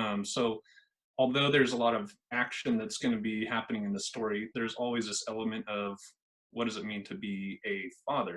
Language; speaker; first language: English; native; English